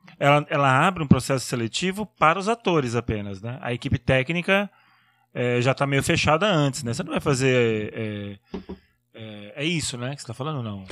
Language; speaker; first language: Portuguese; native; Portuguese